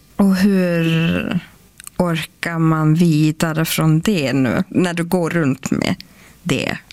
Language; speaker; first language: Swedish; non-native, local second language; Northern Sami